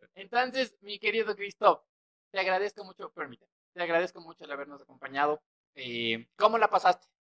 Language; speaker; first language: Spanish; native; Spanish